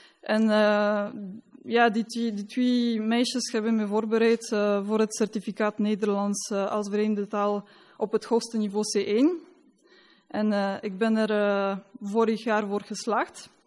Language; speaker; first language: Dutch; non-native, fluent; Polish